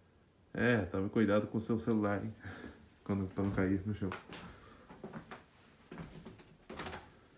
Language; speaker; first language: Portuguese; native; Portuguese